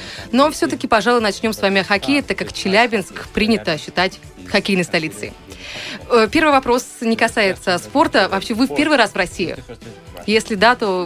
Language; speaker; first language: Russian; native; Russian